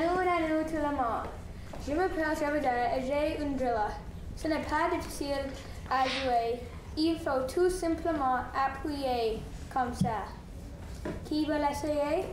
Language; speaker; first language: French; non-native, learner; English